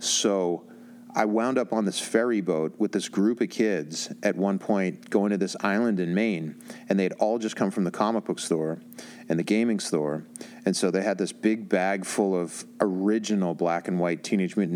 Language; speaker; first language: English; native; English